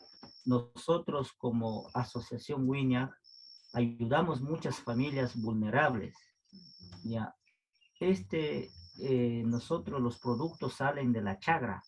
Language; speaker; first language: Spanish; non-native, local second language; Quechua